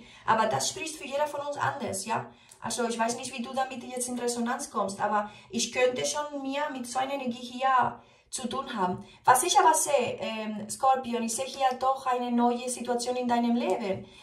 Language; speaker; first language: German; non-native, fluent; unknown